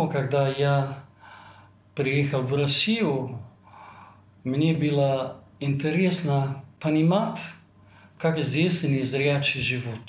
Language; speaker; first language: Russian; non-native, fluent; Italian